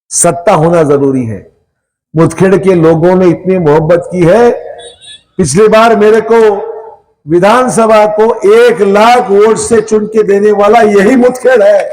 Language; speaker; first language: Hindi; non-native, local second language; Marathi